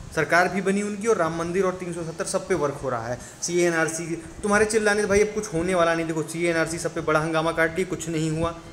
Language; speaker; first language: Hindi; native; Hindi